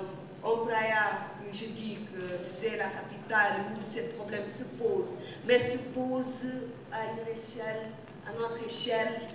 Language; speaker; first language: French; non-native, fluent; Portuguese